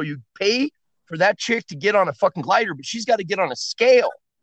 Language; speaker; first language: English; native; English